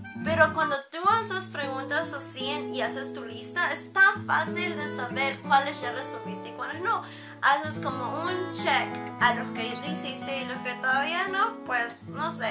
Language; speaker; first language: Spanish; early bilingual, heritage; Spanish